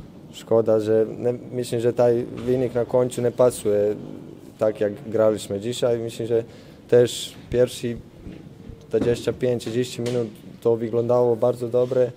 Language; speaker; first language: Polish; non-native, learner; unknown